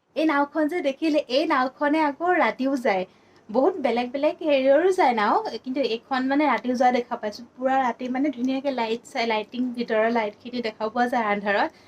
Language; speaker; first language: Assamese; native; Assamese